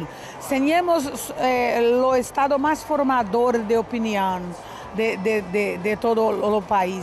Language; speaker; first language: Spanish; non-native, fluent; Portuguese